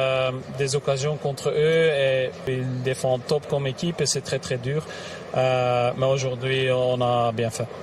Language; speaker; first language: French; non-native, local second language; Dutch